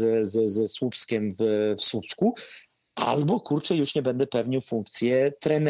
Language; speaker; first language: Polish; non-native, fluent; Serbian